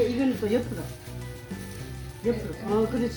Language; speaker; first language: Korean; native; Korean